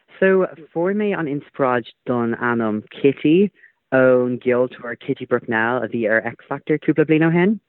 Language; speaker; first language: Irish; non-native, local second language; English